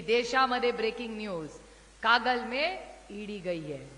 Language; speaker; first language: Hindi; non-native, local second language; Marathi